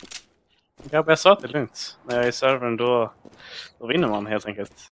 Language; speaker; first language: Swedish; native; Swedish